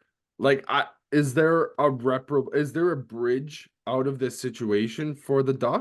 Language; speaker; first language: English; native; English